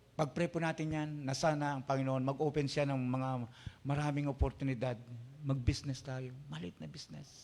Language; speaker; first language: Filipino; non-native, local second language; Pampanga